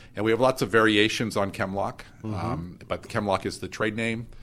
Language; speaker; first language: English; native; English